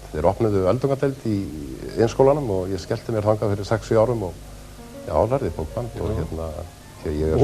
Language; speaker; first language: Icelandic; native; Icelandic